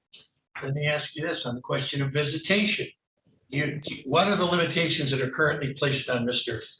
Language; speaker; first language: English; native; English